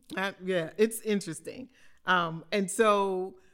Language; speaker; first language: English; native; English